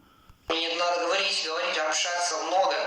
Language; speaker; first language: Russian; non-native, fluent; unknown